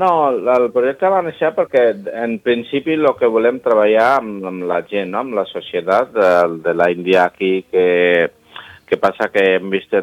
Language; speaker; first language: Catalan; non-native, learner; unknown